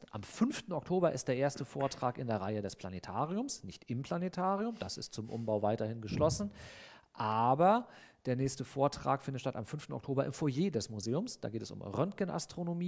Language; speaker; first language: German; native; German